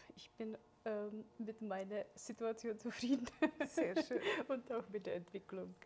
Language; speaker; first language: German; non-native, fluent; Czech